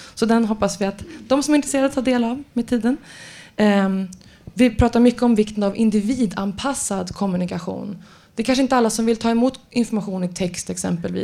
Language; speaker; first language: Swedish; native; Swedish